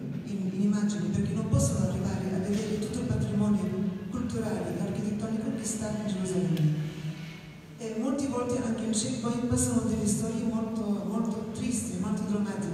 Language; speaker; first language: Italian; non-native, fluent; Arabic